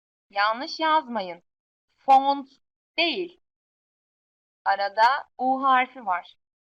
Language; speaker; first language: English; non-native, fluent; Turkish